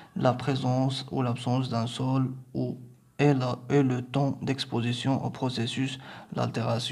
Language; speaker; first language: French; non-native, local second language; Arabic